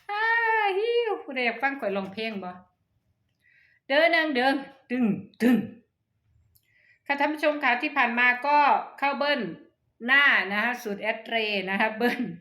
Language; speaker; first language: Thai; non-native, local second language; Northeastern Thai